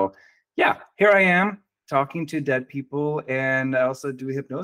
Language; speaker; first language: English; non-native, fluent; Norwegian